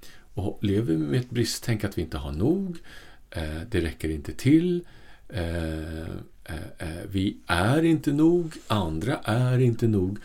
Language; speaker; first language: Swedish; native; Swedish